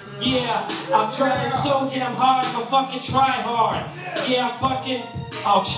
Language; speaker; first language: English; native; English